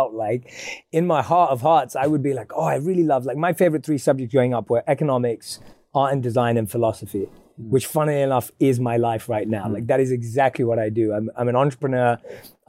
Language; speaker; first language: English; native; English